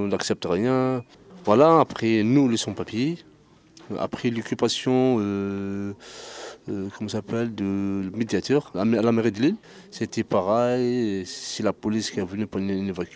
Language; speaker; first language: French; non-native, local second language; Arabic